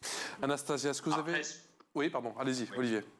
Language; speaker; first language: French; native; French